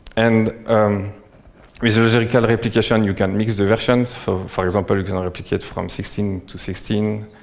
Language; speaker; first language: English; non-native, fluent; French